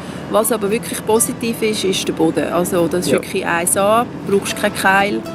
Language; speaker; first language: German; native; German